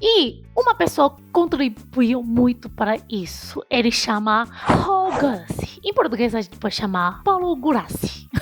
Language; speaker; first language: Portuguese; non-native, fluent; Chinese